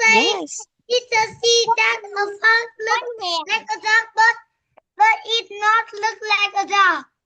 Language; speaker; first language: English; non-native, learner; Vietnamese